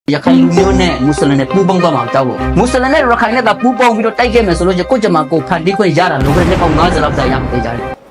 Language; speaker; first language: Burmese; non-native, local second language; Rohingya